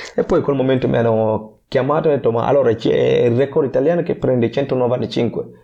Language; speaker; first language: Italian; non-native, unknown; Fula